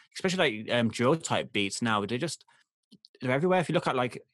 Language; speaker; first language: English; native; English